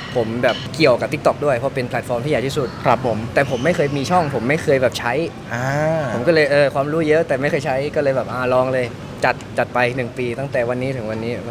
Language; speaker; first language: Thai; non-native, fluent; Italian